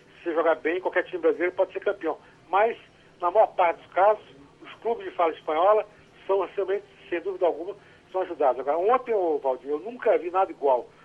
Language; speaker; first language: Portuguese; native; Portuguese